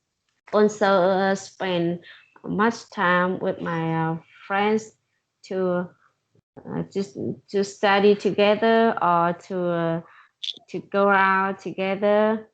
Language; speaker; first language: English; non-native, learner; Vietnamese